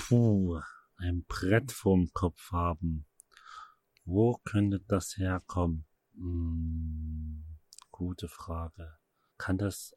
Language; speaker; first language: German; native; German